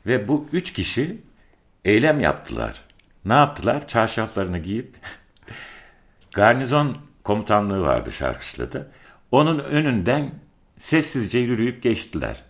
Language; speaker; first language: Turkish; native; Turkish